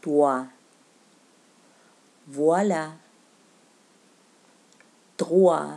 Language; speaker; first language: French; non-native, fluent; Russian